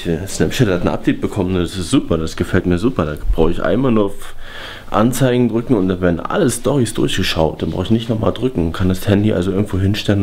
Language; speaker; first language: German; native; German